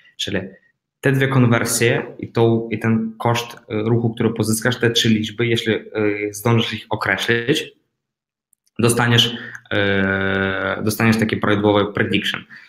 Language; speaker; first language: Polish; non-native, fluent; Ukrainian